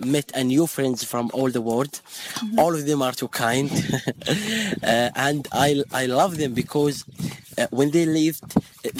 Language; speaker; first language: English; non-native, fluent; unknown